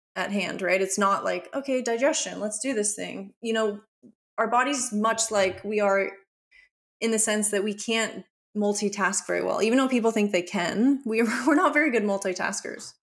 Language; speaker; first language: English; native; English